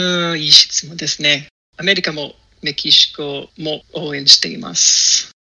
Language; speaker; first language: Japanese; non-native, learner; English